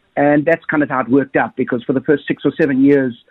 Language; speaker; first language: English; native; English